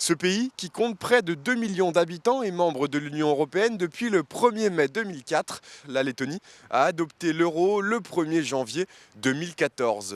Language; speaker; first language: French; native; French